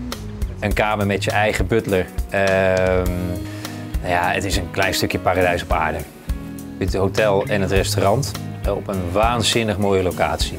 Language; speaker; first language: Dutch; native; Dutch